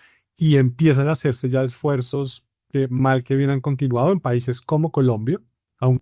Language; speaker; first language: Spanish; native; Spanish